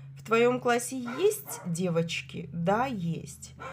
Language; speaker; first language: Russian; native; Russian